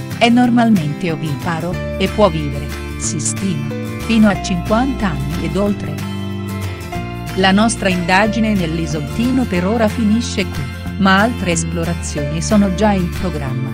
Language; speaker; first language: Italian; native; Italian